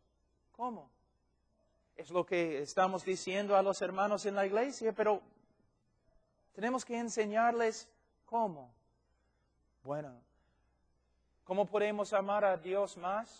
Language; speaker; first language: Spanish; non-native, fluent; English